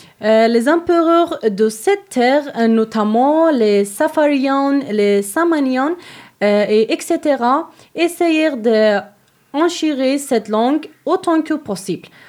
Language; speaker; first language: French; non-native, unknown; Persian